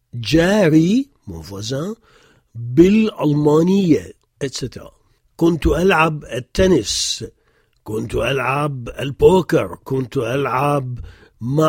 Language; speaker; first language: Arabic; non-native, fluent; French